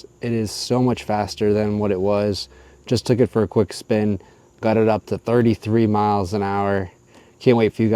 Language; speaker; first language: English; native; English